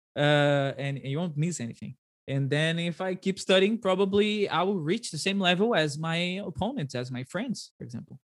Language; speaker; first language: English; non-native, fluent; Portuguese